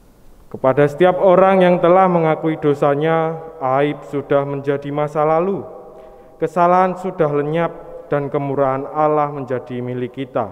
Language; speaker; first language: Indonesian; non-native, local second language; Javanese